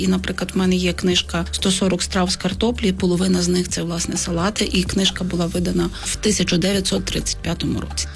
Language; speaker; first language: Ukrainian; native; Ukrainian